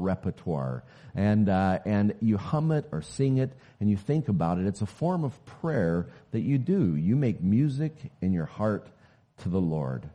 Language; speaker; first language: English; native; English